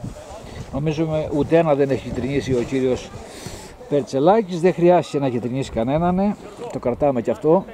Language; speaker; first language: Greek; native; Greek